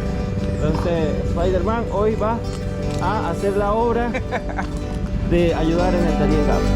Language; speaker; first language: Spanish; native; Spanish